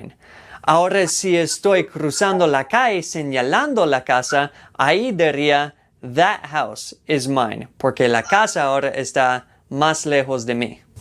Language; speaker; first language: Spanish; non-native, fluent; English